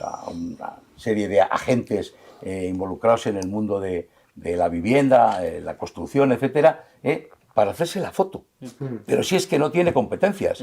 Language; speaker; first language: Spanish; native; Spanish